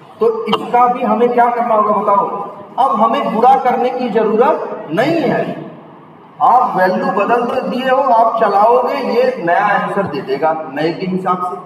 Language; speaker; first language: Hindi; native; Hindi